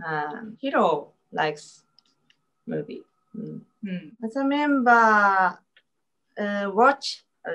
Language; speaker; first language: English; non-native, learner; Japanese